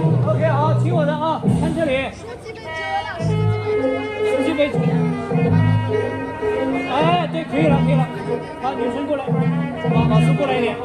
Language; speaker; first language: Chinese; non-native, fluent; Hindi